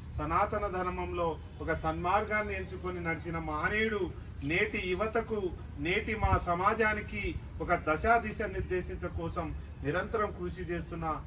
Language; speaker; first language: Telugu; non-native, local second language; Lambadi